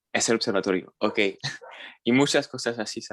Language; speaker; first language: Spanish; non-native, fluent; French